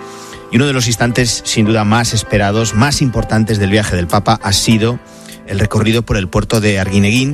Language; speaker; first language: Spanish; native; Spanish